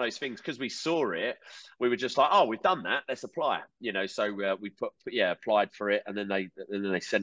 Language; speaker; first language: English; native; English